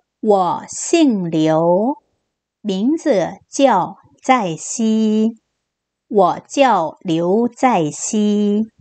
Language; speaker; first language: Chinese; non-native, fluent; Korean